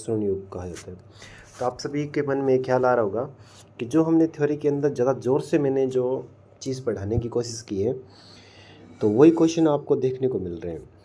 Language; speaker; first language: Hindi; native; Hindi